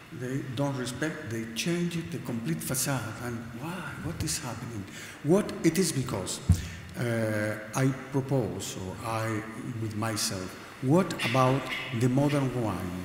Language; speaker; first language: English; non-native, learner; Spanish